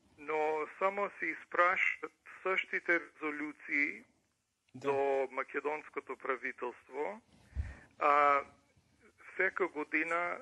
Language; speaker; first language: Bulgarian; early bilingual, heritage; English